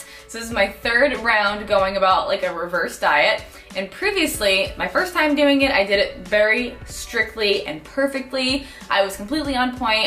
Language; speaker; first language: English; native; English